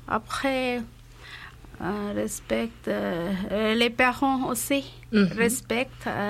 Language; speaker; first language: French; non-native, learner; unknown